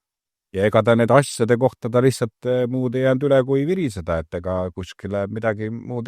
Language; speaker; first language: Estonian; native; Estonian